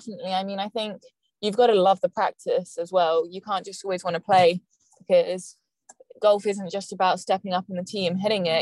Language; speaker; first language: English; native; English